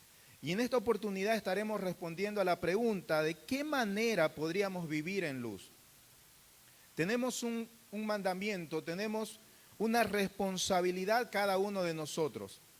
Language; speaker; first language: Spanish; native; Spanish